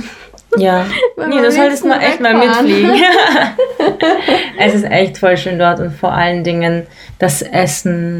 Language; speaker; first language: German; early bilingual, other home language; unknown